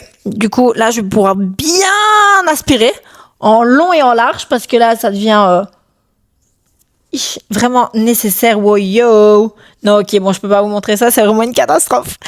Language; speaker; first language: French; native; French